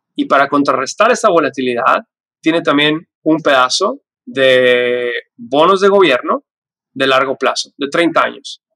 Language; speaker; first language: Spanish; native; Spanish